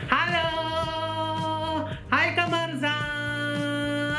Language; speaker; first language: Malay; non-native, learner; Japanese